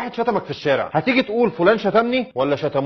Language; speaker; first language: Arabic; native; Arabic